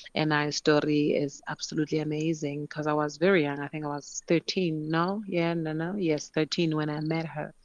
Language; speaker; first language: English; non-native, local second language; Northern Sotho